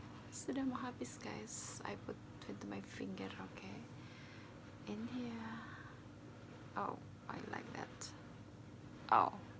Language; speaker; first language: English; non-native, learner; Indonesian